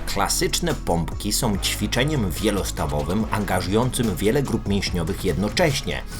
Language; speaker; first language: Polish; native; Polish